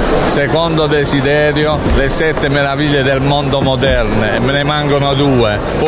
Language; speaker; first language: Italian; native; Italian